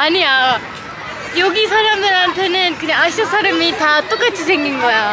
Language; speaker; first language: Korean; non-native, fluent; Turkish